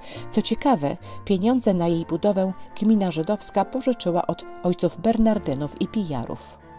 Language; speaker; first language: Polish; native; Polish